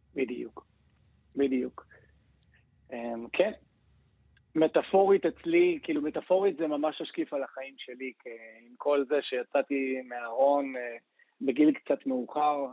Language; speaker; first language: Hebrew; native; Hebrew